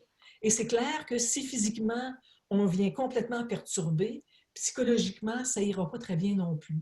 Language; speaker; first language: French; native; French